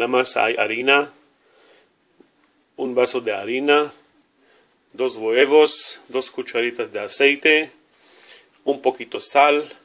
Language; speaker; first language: Spanish; non-native, learner; Hebrew